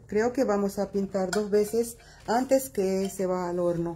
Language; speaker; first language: Spanish; non-native, fluent; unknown